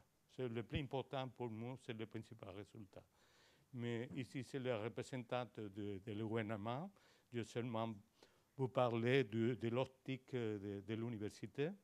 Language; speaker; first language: French; non-native, learner; Spanish